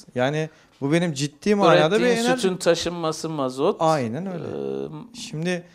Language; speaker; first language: Turkish; native; Turkish